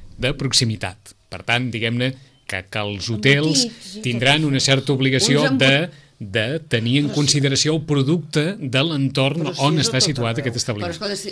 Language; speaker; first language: Catalan; native; Catalan